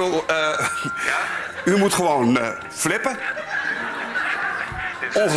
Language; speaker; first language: Dutch; native; Dutch